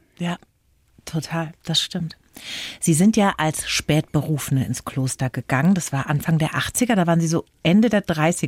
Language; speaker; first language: German; native; German